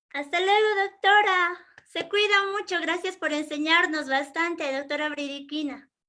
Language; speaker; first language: Spanish; native; Spanish